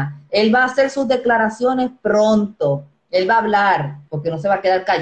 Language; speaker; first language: Spanish; native; Spanish